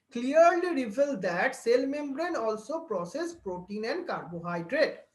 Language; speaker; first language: English; non-native, local second language; Bangla